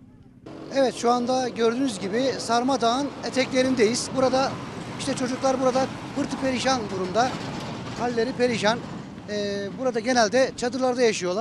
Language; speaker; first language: Turkish; native; Turkish